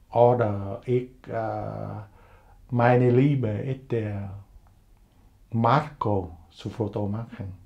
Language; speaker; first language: German; non-native, learner; Vietnamese